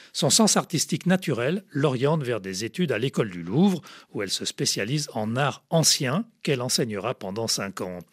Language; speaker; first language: French; native; French